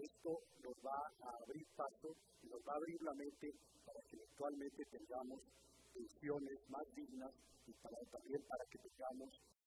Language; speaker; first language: Spanish; native; Spanish